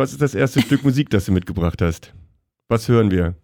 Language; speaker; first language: German; native; German